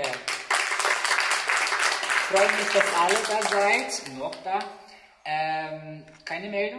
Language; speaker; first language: German; non-native, fluent; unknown